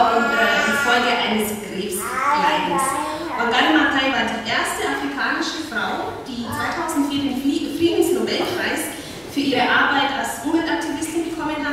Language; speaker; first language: German; non-native, fluent; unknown